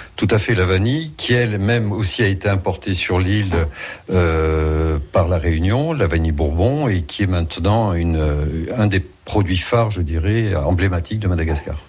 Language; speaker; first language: French; non-native, local second language; Malagasy